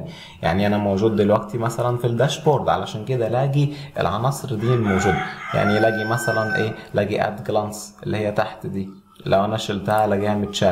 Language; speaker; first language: Arabic; native; Arabic